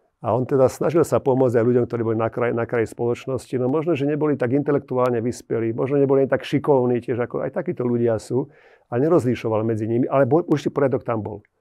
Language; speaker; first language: Slovak; native; Slovak